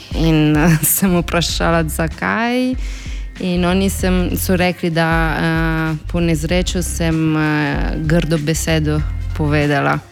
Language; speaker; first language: Slovenian; non-native, fluent; Italian